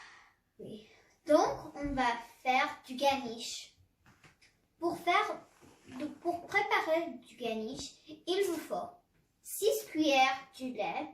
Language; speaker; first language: French; non-native, learner; English